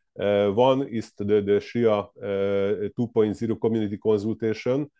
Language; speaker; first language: English; non-native, fluent; Hungarian